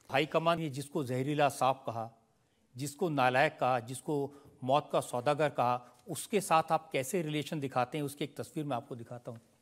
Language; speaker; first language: Hindi; native; Hindi